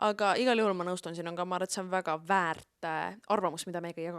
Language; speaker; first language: Estonian; native; Estonian